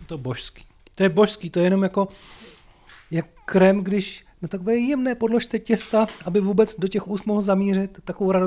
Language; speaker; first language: Czech; native; Czech